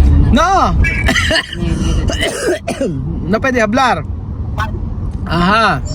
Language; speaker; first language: Spanish; non-native, learner; Filipino